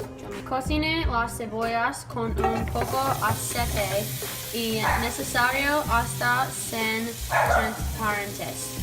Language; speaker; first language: Spanish; non-native, learner; English